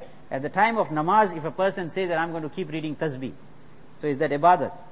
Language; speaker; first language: English; native; English